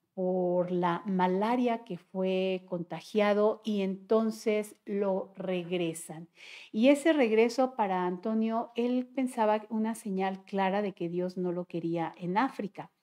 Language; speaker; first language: Spanish; native; Spanish